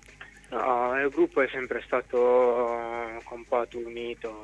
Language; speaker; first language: Italian; non-native, fluent; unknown